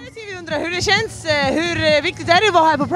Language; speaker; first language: Swedish; early bilingual, other home language; Assyrian Neo-Aramaic